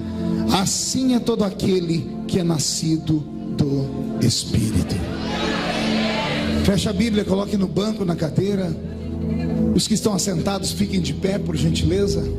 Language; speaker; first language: Portuguese; native; Portuguese